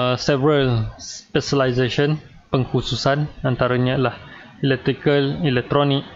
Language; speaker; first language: English; non-native, local second language; Malay